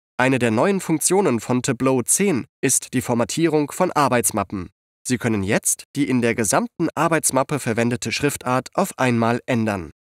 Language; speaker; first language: German; native; German